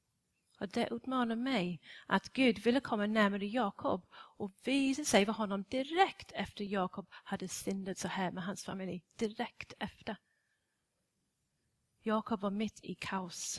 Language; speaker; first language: Swedish; non-native, fluent; English